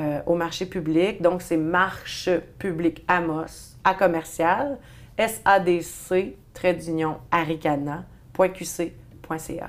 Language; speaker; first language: French; native; French